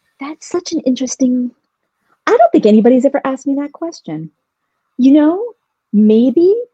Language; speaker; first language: English; early bilingual, other home language; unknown